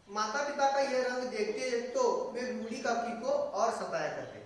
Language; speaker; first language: Hindi; non-native, local second language; Marathi